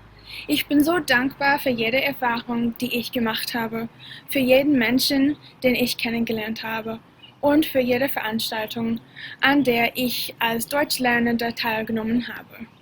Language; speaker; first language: German; non-native, fluent; English